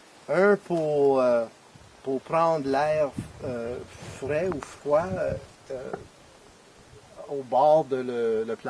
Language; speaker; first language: French; non-native, fluent; English